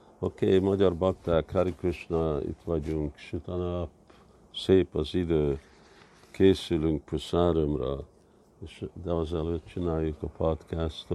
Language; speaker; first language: Hungarian; early bilingual, heritage; Hungarian